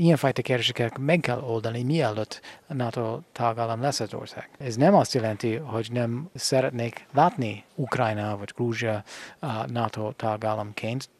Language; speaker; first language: Hungarian; non-native, fluent; English